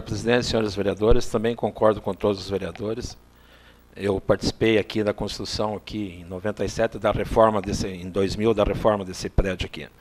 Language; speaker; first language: Portuguese; native; Portuguese